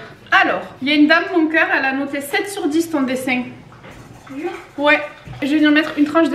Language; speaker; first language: French; native; French